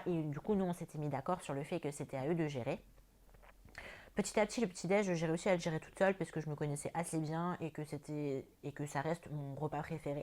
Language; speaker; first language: French; native; French